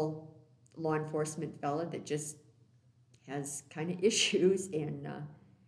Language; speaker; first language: English; native; English